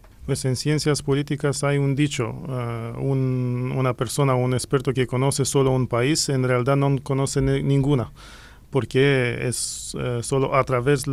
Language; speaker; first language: Spanish; non-native, fluent; Romanian